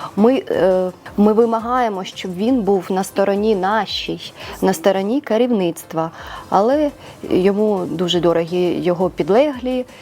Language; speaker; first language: Ukrainian; native; Ukrainian